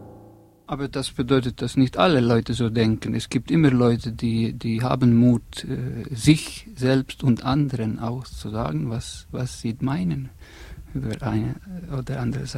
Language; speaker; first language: German; non-native, fluent; Estonian